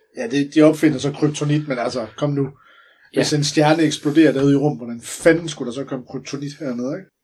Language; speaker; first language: Danish; native; Danish